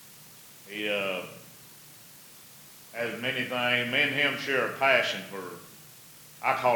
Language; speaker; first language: English; native; English